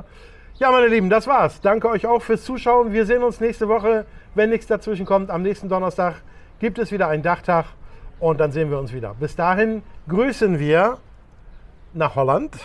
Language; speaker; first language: German; native; German